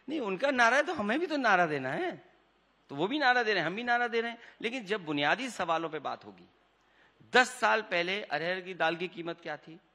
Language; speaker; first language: Hindi; native; Hindi